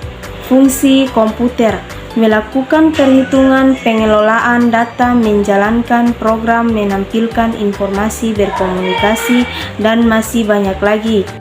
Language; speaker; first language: Indonesian; native; Indonesian